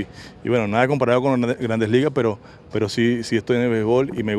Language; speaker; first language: Spanish; native; Spanish